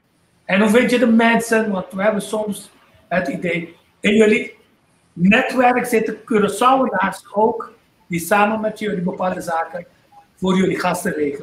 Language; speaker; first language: Dutch; non-native, local second language; Papiamento